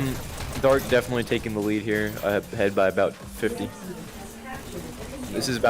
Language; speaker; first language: English; native; English